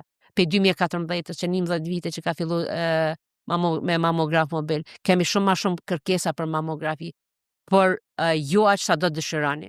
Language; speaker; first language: Albanian; native; Albanian